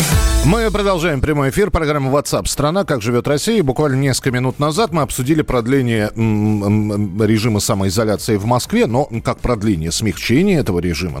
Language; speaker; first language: Russian; native; Russian